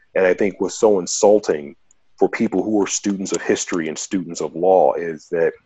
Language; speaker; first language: English; native; English